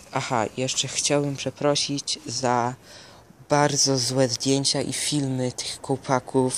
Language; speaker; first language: Polish; early bilingual, heritage; Polish